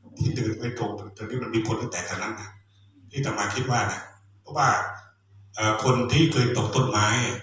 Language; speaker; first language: Thai; non-native, local second language; Khmer